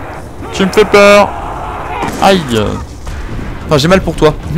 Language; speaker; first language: French; native; French